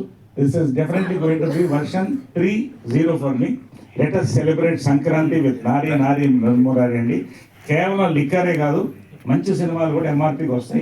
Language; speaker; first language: Telugu; native; Telugu